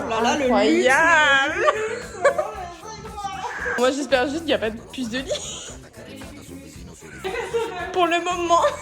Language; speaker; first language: French; native; French